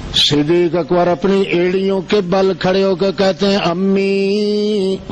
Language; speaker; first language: Urdu; non-native, local second language; Saraiki